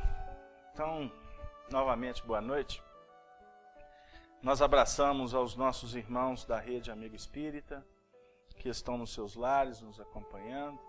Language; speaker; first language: Portuguese; native; Portuguese